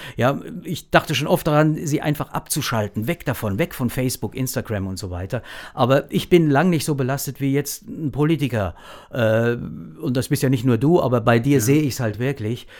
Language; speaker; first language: German; native; German